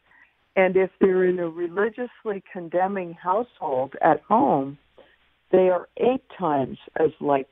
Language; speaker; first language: English; native; English